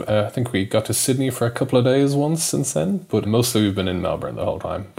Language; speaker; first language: English; native; English